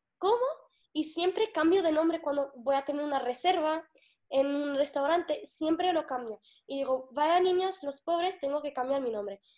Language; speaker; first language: Spanish; non-native, fluent; Arabic